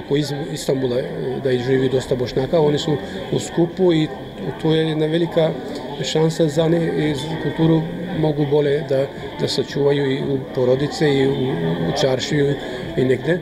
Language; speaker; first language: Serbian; early bilingual, heritage; Croatian